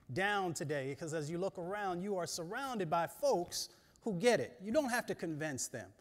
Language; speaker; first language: English; native; English